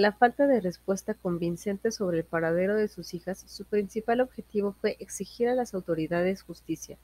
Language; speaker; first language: Spanish; native; Spanish